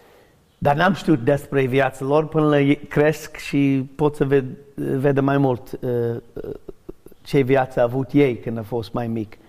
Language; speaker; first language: Romanian; non-native, learner; English